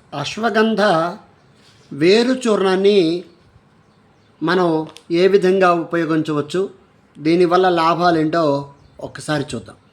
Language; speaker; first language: Telugu; native; Telugu